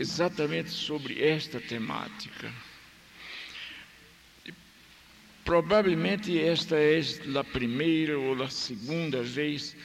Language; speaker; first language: Spanish; non-native, fluent; Portuguese